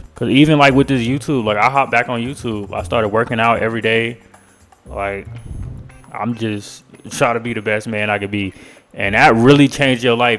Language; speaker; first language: English; native; English